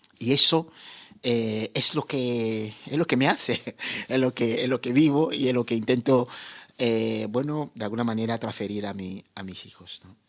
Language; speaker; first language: Spanish; non-native, fluent; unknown